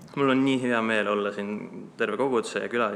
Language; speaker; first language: Estonian; native; Estonian